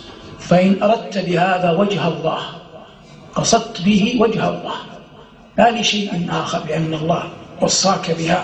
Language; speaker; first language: Arabic; native; Arabic